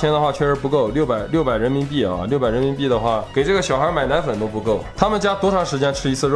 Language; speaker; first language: Chinese; native; Chinese